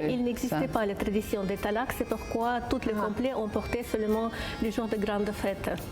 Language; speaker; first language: French; non-native, fluent; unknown